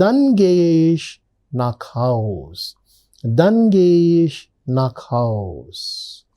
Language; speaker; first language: German; non-native, learner; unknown